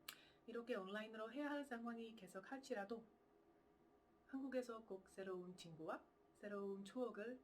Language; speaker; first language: Korean; non-native, fluent; Czech